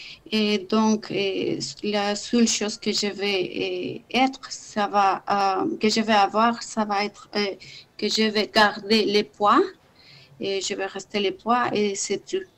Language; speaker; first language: French; non-native, learner; Spanish